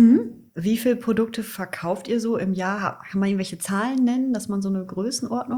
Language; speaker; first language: German; native; German